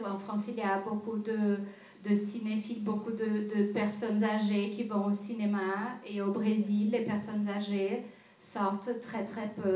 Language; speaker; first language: French; non-native, fluent; Portuguese